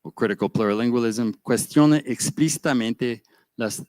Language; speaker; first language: Spanish; non-native, fluent; English